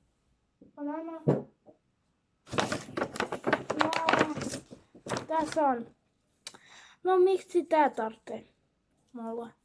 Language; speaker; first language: Finnish; non-native, learner; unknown